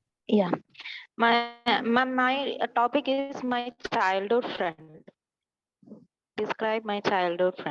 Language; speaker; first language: English; non-native, learner; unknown